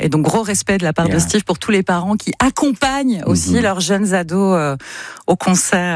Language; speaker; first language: French; native; French